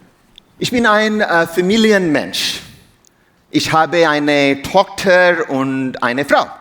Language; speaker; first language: German; non-native, learner; English